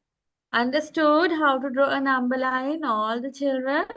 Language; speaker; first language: English; non-native, local second language; Sinhala